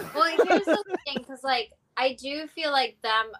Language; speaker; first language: English; early bilingual, other home language; Hindi